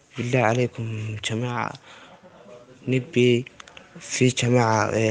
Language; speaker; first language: Arabic; non-native, local second language; Somali